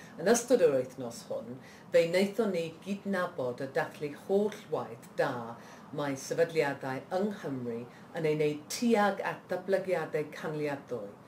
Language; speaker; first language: Welsh; non-native, local second language; English